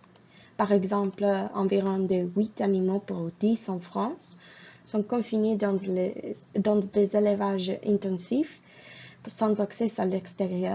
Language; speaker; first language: French; non-native, fluent; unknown